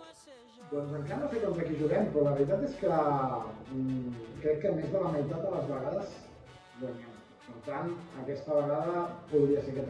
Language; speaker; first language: Catalan; native; Catalan